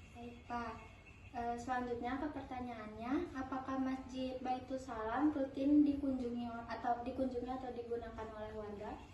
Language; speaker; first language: Indonesian; native; Indonesian